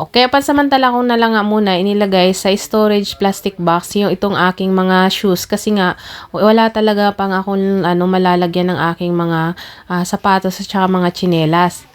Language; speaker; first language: Filipino; native; Filipino